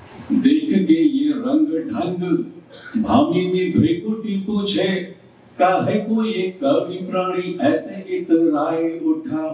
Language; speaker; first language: Hindi; native; Hindi